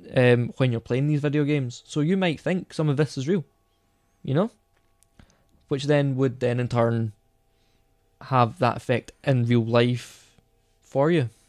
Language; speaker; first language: English; native; English